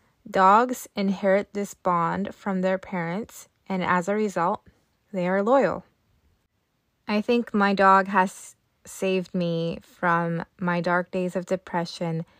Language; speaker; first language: English; early bilingual, other home language; Japanese